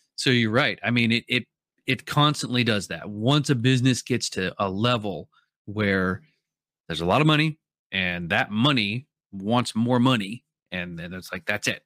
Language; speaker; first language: English; native; English